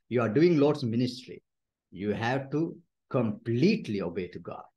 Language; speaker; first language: English; non-native, local second language; Sinhala